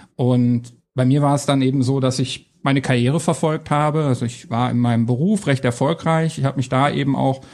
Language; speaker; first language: German; native; German